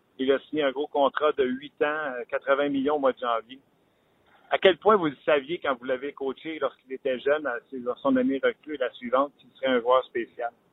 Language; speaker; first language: French; native; French